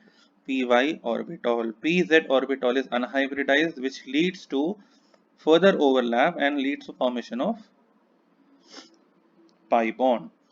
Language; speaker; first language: English; non-native, local second language; Hindi